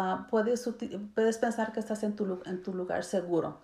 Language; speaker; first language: Spanish; early bilingual, heritage; Spanish